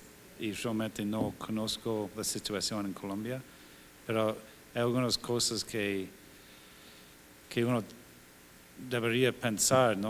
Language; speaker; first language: Spanish; non-native, fluent; English